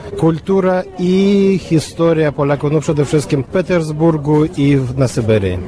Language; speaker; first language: Polish; early bilingual, heritage; Russian